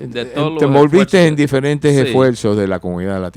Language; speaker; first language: Spanish; early bilingual, heritage; Spanish